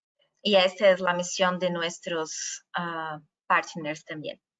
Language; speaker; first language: Spanish; non-native, fluent; Portuguese